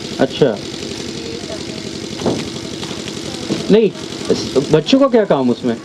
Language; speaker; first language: Hindi; native; Hindi